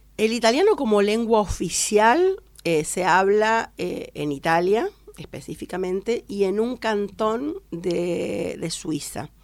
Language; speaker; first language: Spanish; native; Spanish